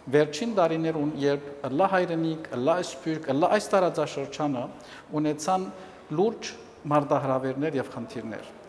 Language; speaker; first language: Armenian; native; Armenian